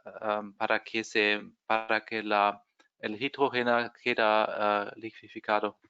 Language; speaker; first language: Spanish; non-native, fluent; German